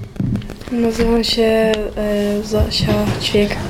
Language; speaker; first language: Polish; early bilingual, heritage; Polish